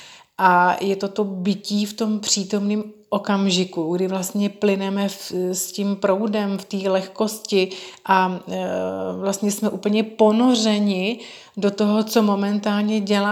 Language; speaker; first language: Czech; native; Czech